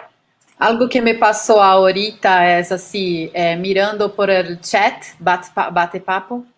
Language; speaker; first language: Spanish; non-native, fluent; Portuguese